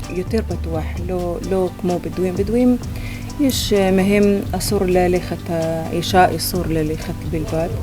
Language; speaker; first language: Hebrew; non-native, local second language; Arabic